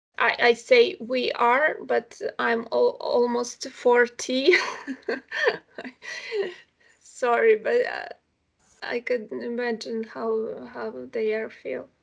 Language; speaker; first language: English; non-native, fluent; Ukrainian